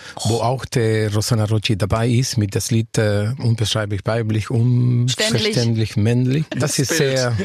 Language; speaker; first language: German; non-native, learner; Spanish